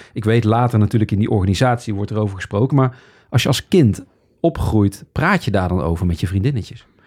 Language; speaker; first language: Dutch; native; Dutch